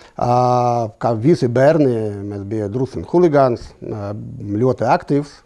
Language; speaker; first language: Latvian; non-native, local second language; Russian